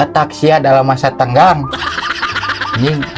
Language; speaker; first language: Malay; non-native, local second language; Sundanese